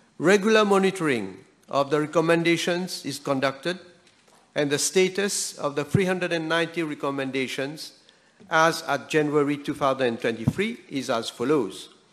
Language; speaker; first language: English; non-native, local second language; Morisyen